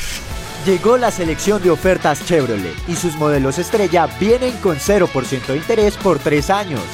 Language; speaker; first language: Spanish; native; Spanish